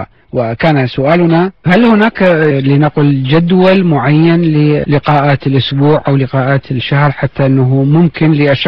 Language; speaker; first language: Arabic; native; Arabic